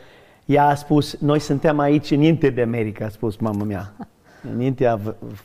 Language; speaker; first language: Romanian; non-native, learner; English